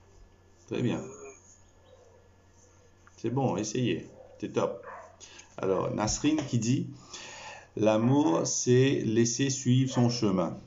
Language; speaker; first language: French; non-native, local second language; Morisyen